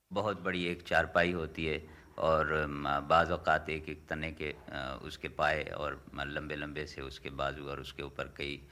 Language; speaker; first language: Urdu; non-native, local second language; Saraiki